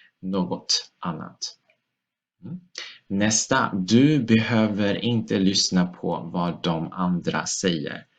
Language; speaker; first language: Swedish; non-native, fluent; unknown